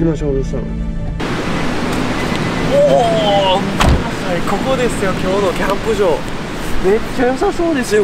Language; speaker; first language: Japanese; native; Japanese